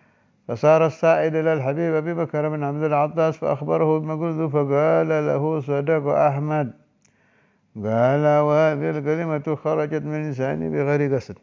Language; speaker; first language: Arabic; non-native, fluent; Indonesian